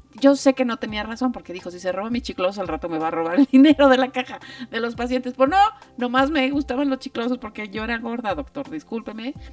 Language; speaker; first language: Spanish; native; Spanish